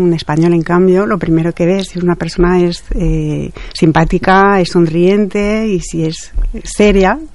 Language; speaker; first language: Spanish; non-native, fluent; French